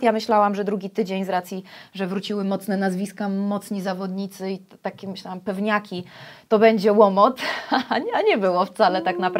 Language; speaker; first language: Polish; native; Polish